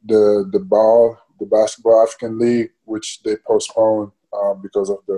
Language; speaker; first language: English; non-native, fluent; Wolof